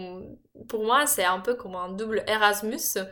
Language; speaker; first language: French; non-native, fluent; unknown